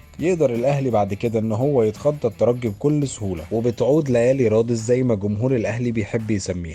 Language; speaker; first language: Arabic; native; Arabic